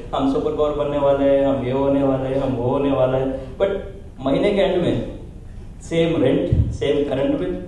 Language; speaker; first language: Hindi; non-native, local second language; Telugu